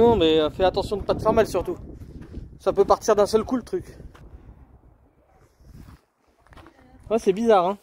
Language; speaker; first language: French; native; French